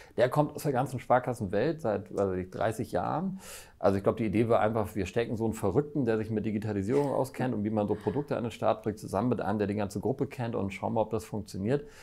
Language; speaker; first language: German; native; German